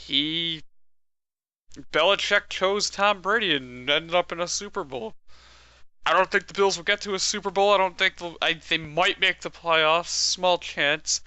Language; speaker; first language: English; native; English